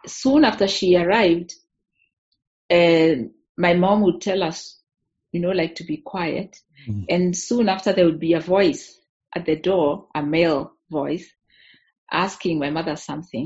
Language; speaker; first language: English; non-native, local second language; Meru